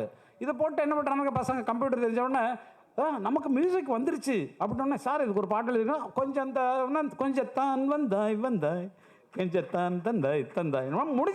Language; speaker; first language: Tamil; native; Tamil